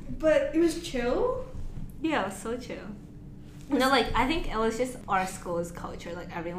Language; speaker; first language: English; non-native, local second language; Cantonese